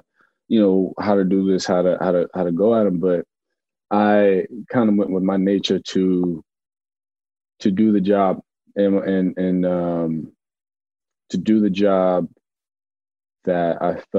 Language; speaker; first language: English; native; English